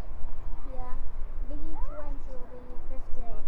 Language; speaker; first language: English; native; English